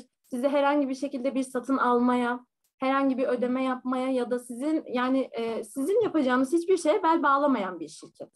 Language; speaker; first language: Turkish; native; Turkish